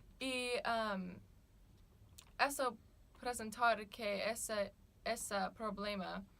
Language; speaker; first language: Spanish; non-native, learner; English